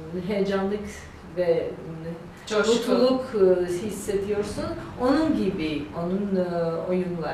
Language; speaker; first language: Turkish; non-native, learner; Georgian